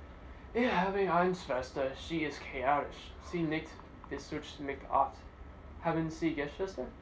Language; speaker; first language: German; non-native, learner; English